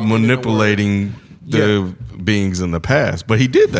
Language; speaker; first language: English; native; English